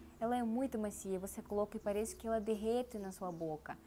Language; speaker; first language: Portuguese; non-native, learner; Russian